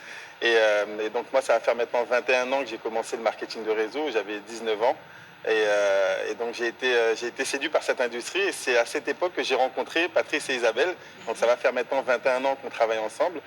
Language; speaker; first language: French; native; French